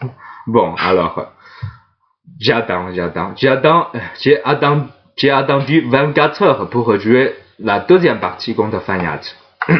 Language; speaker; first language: French; non-native, fluent; Chinese